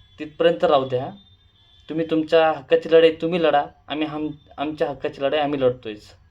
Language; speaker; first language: Marathi; non-native, local second language; Lambadi